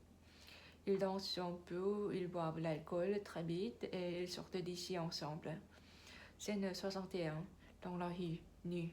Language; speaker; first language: French; non-native, learner; Korean